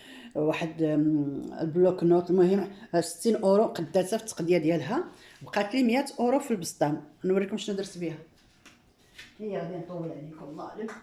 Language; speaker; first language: Arabic; native; Arabic